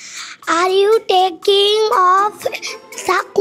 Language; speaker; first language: English; non-native, learner; Bangla